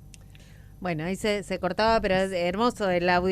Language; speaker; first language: Spanish; native; Spanish